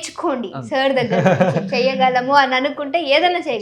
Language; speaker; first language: Telugu; native; Telugu